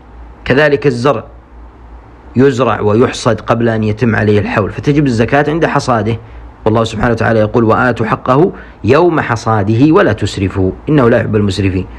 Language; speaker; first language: Arabic; native; Arabic